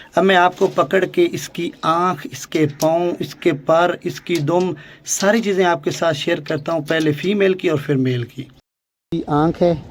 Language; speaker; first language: Urdu; native; Urdu